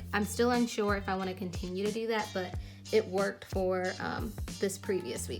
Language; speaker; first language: English; native; English